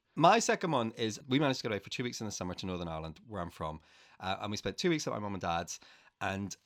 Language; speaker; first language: English; native; English